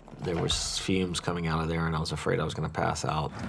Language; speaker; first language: English; native; English